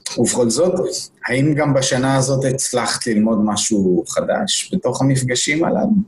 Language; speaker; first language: Hebrew; native; Hebrew